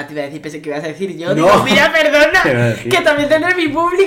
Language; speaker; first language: Spanish; native; Spanish